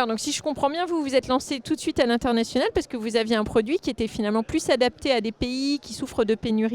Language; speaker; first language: French; native; French